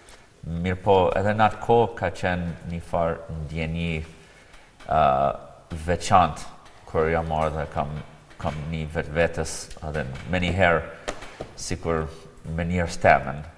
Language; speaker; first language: Albanian; non-native, fluent; English